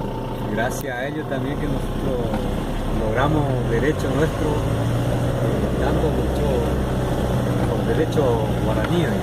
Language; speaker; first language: Spanish; non-native, local second language; Guarani